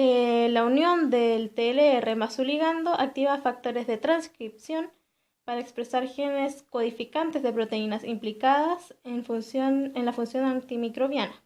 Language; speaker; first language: Spanish; native; Spanish